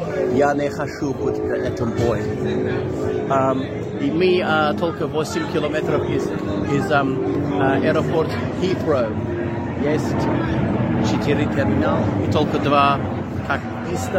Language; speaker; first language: Russian; non-native, learner; English